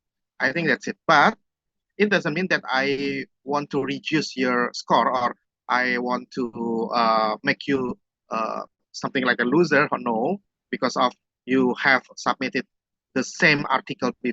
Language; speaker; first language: English; non-native, fluent; Indonesian